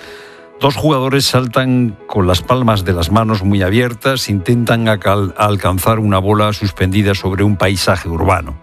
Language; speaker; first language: Spanish; native; Spanish